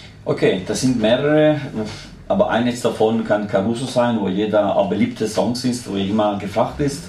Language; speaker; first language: German; non-native, fluent; Italian